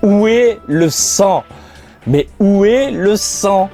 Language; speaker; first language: French; native; French